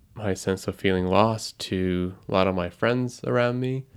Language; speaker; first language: English; non-native, fluent; Japanese